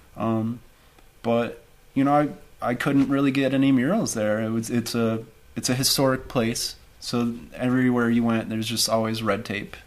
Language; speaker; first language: English; native; English